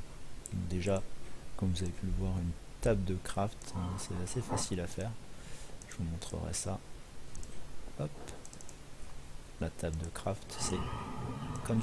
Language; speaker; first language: French; native; French